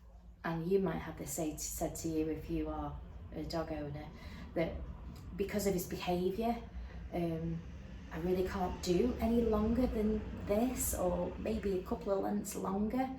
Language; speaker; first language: English; native; English